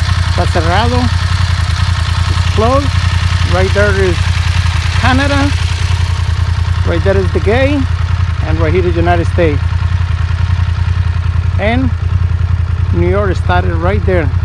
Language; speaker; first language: English; non-native, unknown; Spanish